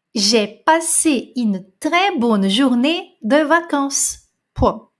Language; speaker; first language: French; non-native, fluent; Portuguese